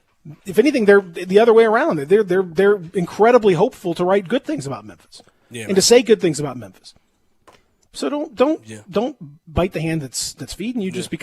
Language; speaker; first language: English; native; English